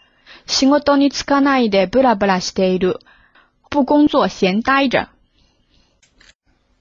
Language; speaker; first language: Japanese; non-native, fluent; Chinese